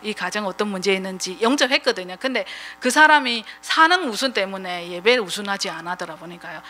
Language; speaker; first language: Korean; non-native, fluent; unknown